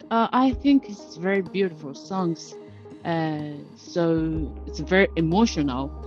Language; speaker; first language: English; non-native, learner; Japanese